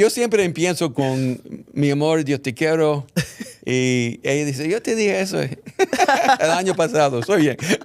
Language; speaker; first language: Spanish; early bilingual, heritage; English